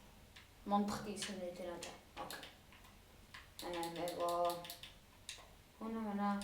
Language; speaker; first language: Welsh; native; Welsh